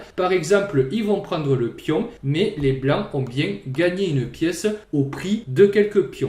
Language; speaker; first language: French; native; French